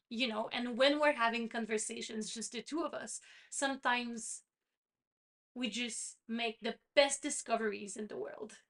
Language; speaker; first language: English; non-native, fluent; French